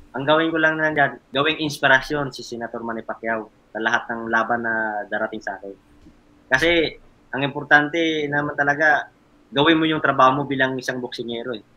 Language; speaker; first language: Filipino; native; Filipino